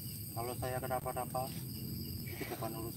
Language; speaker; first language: Indonesian; non-native, local second language; Javanese